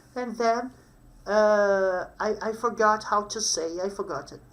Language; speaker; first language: English; non-native, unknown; Portuguese